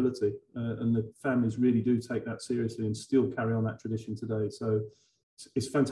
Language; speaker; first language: English; native; English